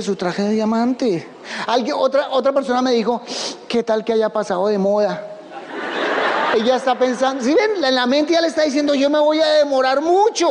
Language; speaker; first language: Spanish; native; Spanish